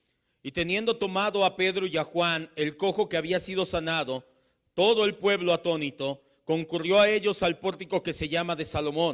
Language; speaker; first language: Spanish; native; Spanish